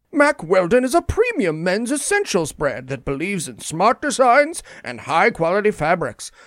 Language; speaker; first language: English; native; English